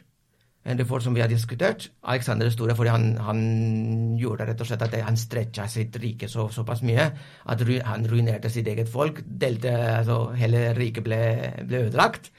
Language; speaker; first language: Norwegian; non-native, fluent; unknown